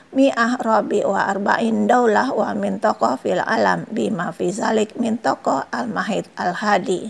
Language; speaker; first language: Arabic; non-native, fluent; Indonesian